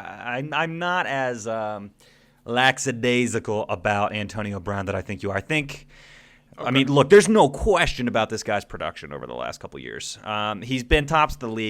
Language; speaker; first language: English; native; English